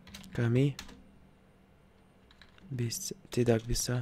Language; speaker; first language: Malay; non-native, learner; Russian